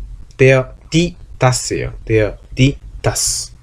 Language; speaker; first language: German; non-native, fluent; Korean